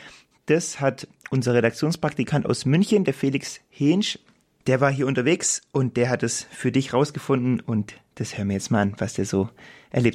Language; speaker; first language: German; native; German